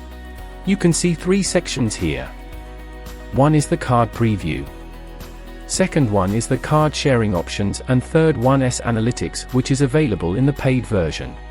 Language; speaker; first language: English; non-native, local second language; Hindi